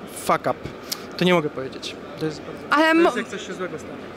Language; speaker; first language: Polish; native; Polish